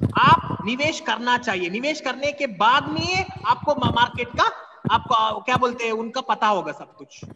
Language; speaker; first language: Hindi; non-native, local second language; Kannada